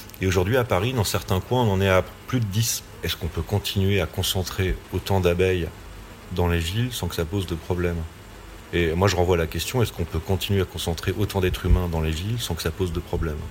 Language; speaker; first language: French; native; French